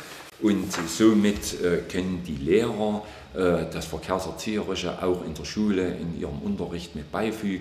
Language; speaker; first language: German; native; German